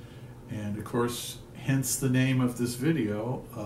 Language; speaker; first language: English; native; English